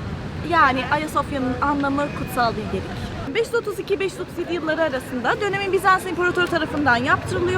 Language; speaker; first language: Turkish; native; Turkish